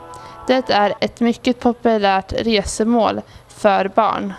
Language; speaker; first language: Swedish; native; Swedish